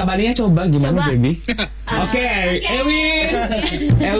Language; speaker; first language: Indonesian; non-native, fluent; German